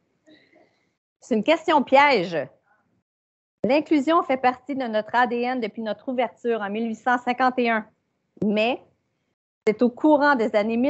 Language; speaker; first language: French; native; French